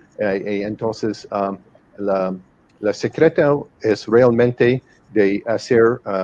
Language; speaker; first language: Spanish; non-native, fluent; English